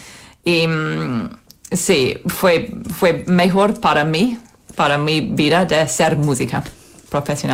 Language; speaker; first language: Spanish; non-native, fluent; English